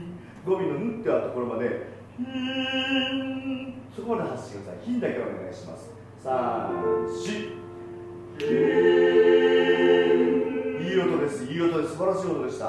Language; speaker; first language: Japanese; native; Japanese